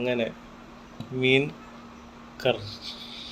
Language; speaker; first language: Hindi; non-native, local second language; Malayalam